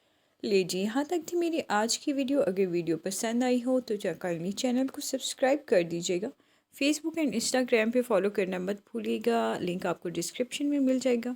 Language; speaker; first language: Urdu; native; Urdu